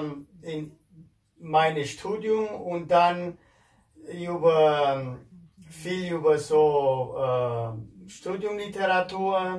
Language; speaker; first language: German; non-native, fluent; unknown